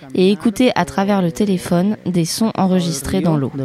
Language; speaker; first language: French; non-native, fluent; Spanish